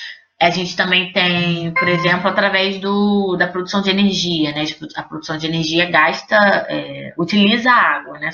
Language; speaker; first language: Portuguese; native; Portuguese